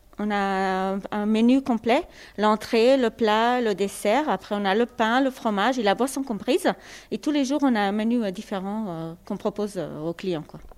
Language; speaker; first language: French; non-native, fluent; Portuguese